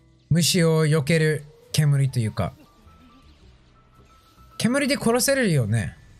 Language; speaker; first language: Japanese; non-native, fluent; English